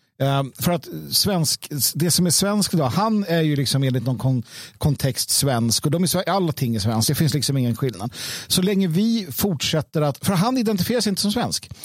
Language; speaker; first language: Swedish; native; Swedish